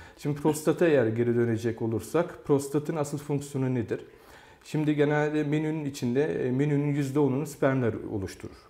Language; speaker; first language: Turkish; early bilingual, heritage; Turkish